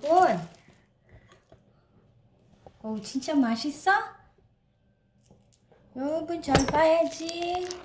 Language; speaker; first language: Korean; non-native, fluent; Filipino